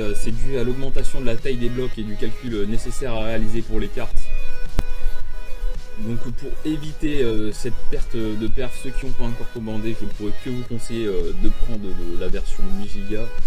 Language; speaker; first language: French; native; French